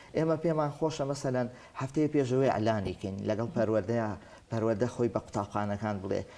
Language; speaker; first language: Central Kurdish; native; Central Kurdish